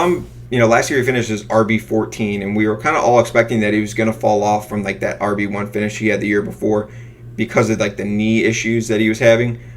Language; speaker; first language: English; native; English